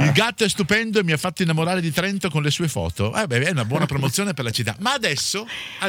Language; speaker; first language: Italian; native; Italian